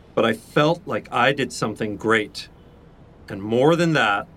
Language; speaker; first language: English; native; English